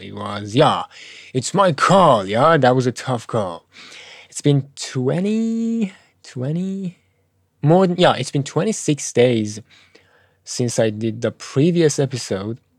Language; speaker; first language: English; non-native, fluent; Persian